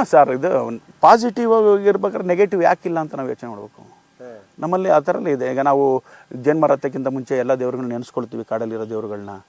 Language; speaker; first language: Kannada; native; Kannada